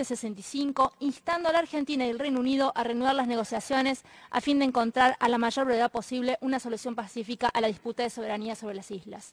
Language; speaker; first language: Spanish; native; Spanish